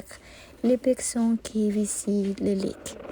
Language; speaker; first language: French; non-native, learner; Spanish